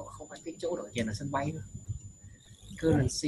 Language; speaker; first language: Vietnamese; native; Vietnamese